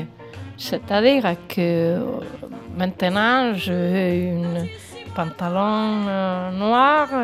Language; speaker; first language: French; non-native, fluent; Spanish